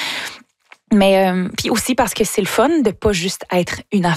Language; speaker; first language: French; native; French